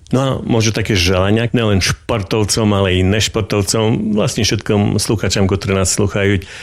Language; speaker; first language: Slovak; native; Slovak